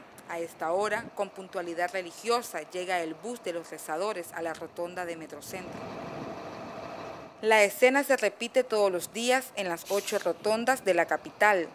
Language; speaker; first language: Spanish; native; Spanish